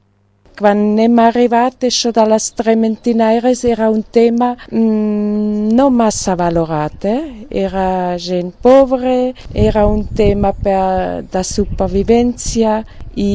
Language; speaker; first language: Catalan; non-native, fluent; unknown